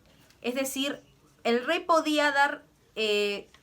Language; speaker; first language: Spanish; native; Spanish